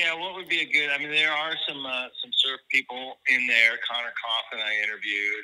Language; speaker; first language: English; native; English